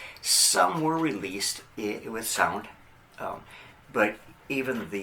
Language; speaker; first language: English; native; English